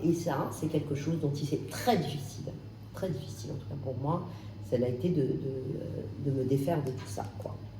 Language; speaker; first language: French; non-native, local second language; Arabic